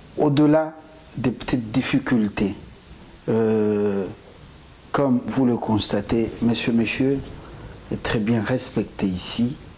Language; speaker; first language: French; non-native, local second language; Lingala